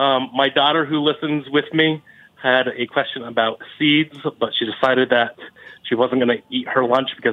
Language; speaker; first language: English; native; English